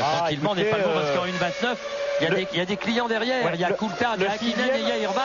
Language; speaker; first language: French; native; French